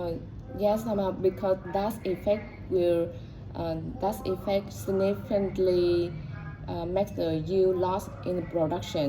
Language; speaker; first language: English; non-native, learner; Vietnamese